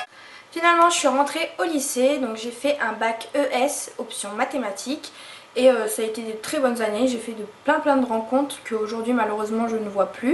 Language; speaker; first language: French; native; French